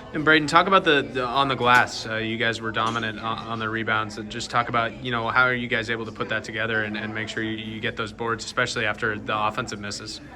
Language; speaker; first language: English; native; English